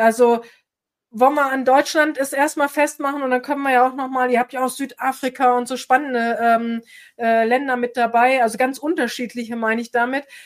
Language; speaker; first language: German; native; German